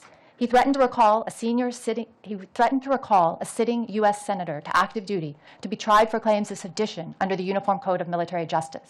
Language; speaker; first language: English; native; English